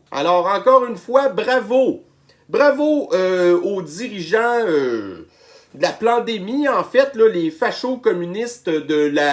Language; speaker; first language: French; native; French